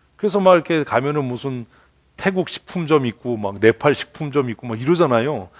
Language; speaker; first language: Korean; native; Korean